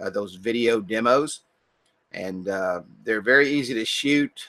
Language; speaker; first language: English; native; English